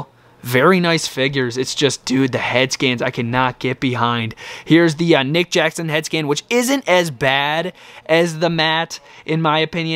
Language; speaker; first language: English; native; English